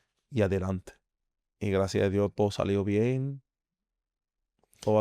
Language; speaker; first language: Spanish; non-native, fluent; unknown